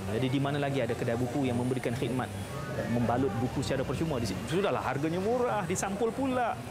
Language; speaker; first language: Malay; native; Malay